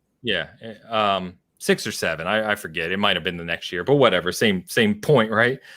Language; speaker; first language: English; native; English